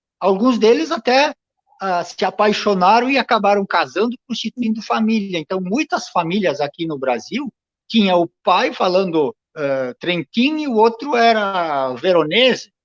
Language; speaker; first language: Portuguese; non-native, local second language; Venetian